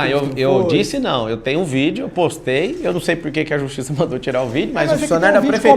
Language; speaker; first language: Portuguese; native; Portuguese